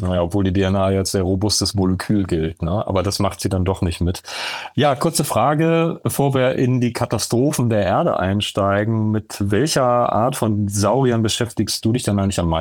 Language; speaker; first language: German; native; German